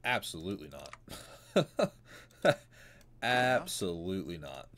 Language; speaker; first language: English; native; English